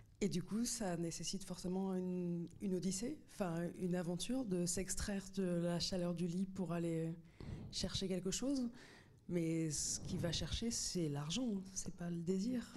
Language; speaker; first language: French; native; French